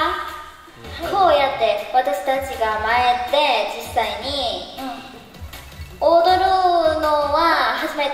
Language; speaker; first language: Japanese; non-native, learner; Korean